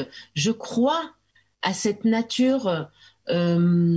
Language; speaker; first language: French; early bilingual, heritage; French